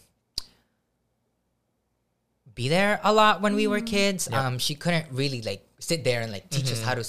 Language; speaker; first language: English; early bilingual, other home language; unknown